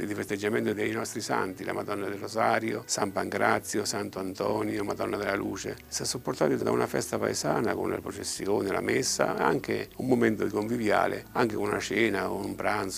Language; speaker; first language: Italian; native; Italian